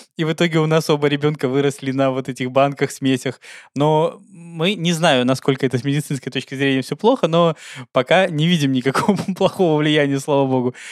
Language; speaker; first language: Russian; native; Russian